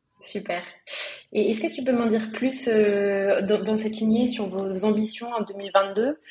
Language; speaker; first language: French; native; French